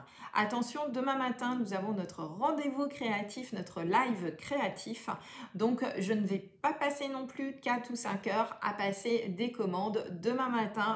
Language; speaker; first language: French; native; French